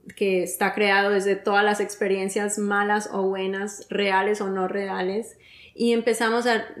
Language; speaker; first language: Spanish; early bilingual, heritage; Spanish